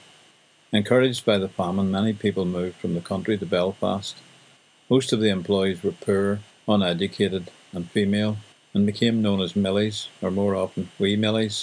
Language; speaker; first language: English; native; English